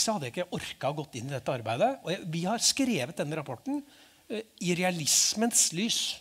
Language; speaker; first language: Norwegian; native; Norwegian